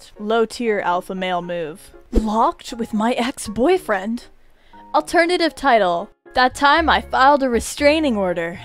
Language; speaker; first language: English; native; English